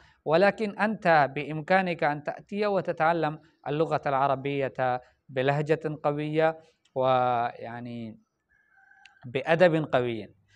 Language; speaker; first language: Arabic; non-native, fluent; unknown